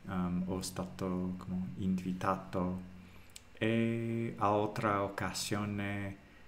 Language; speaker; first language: Italian; non-native, learner; English